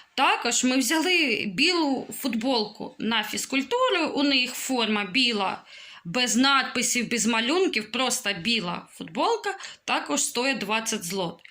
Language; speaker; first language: Ukrainian; non-native, local second language; Russian